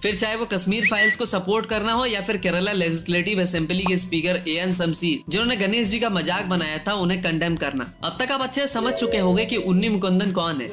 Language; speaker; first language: Hindi; native; Hindi